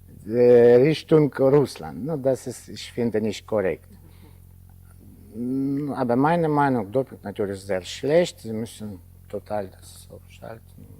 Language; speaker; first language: German; non-native, learner; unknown